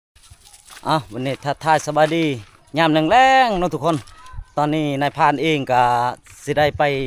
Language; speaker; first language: Thai; non-native, local second language; Northeastern Thai